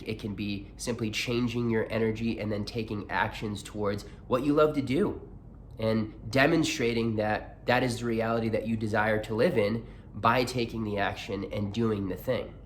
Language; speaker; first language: English; native; English